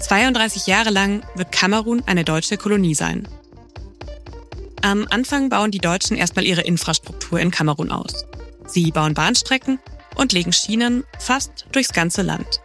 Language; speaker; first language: German; native; German